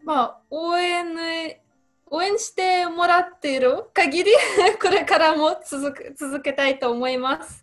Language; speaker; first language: Japanese; non-native, fluent; Russian